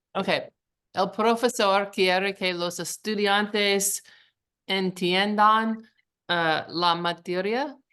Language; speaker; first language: Spanish; non-native, learner; English